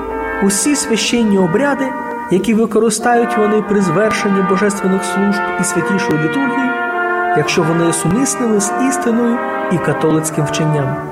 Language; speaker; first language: Ukrainian; native; Ukrainian